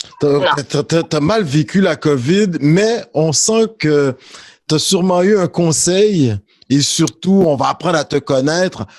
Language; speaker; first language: French; native; French